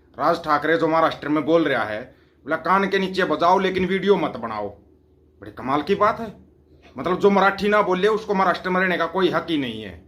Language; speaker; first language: Hindi; non-native, local second language; Punjabi